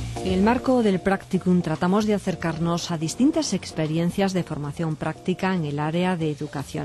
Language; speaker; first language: Spanish; native; Spanish